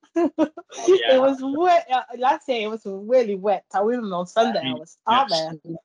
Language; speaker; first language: English; non-native, fluent; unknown